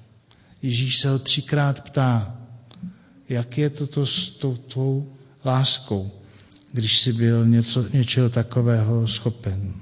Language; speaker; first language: Czech; native; Czech